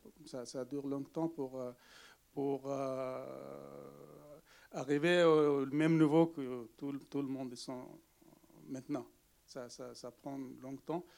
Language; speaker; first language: French; non-native, learner; Arabic